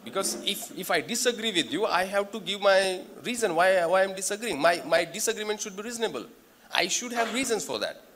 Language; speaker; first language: English; non-native, local second language; Marathi